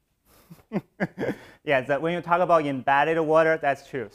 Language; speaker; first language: English; non-native, fluent; Chinese